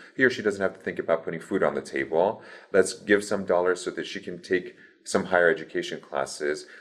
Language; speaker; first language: English; early bilingual, other home language; Persian